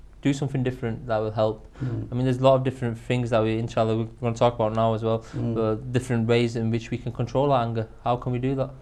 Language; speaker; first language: English; native; English